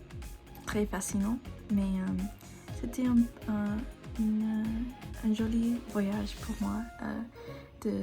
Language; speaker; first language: French; non-native, learner; English